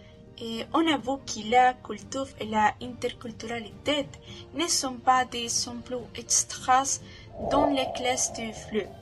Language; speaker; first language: French; non-native, learner; Spanish